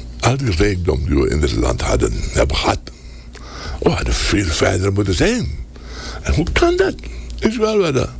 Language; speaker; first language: Dutch; native; Dutch